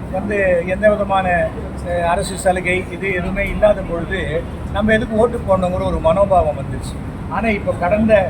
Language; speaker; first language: Tamil; native; Tamil